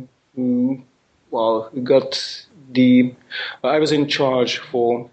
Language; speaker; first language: English; non-native, fluent; Hungarian